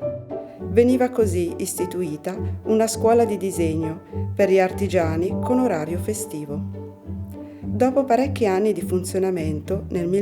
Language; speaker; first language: Italian; native; Italian